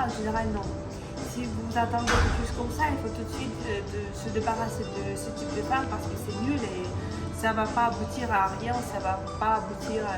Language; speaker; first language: French; non-native, local second language; Ukrainian